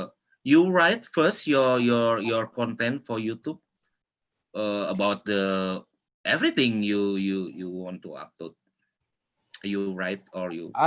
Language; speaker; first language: English; non-native, local second language; Indonesian